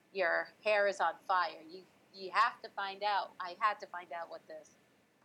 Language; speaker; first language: English; native; English